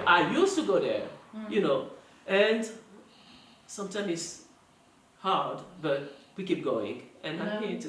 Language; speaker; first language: English; non-native, learner; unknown